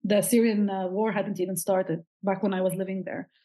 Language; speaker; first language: English; non-native, fluent; Arabic